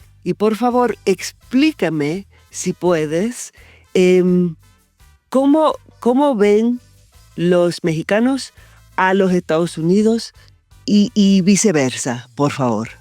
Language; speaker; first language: Spanish; non-native, fluent; English